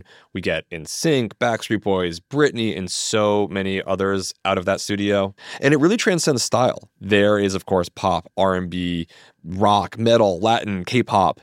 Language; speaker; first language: English; native; English